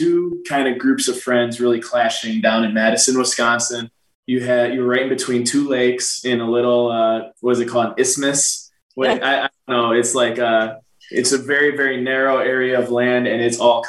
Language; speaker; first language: English; native; English